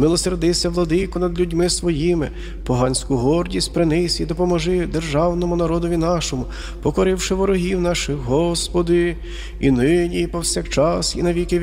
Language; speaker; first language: Ukrainian; native; Ukrainian